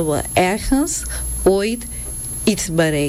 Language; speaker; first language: Dutch; non-native, local second language; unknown